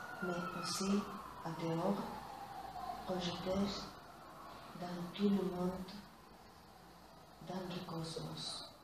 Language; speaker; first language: French; non-native, fluent; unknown